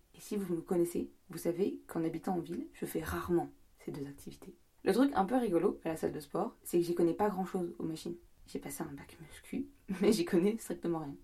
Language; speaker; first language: French; native; French